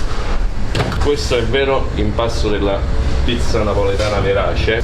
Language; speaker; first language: Italian; native; Italian